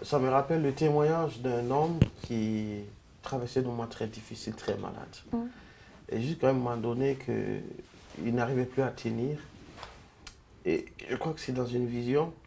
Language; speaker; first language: French; non-native, local second language; Lingala